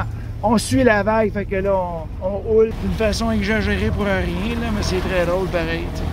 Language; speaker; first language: French; native; French